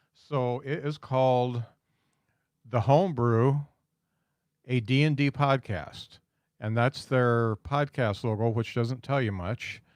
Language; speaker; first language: English; native; English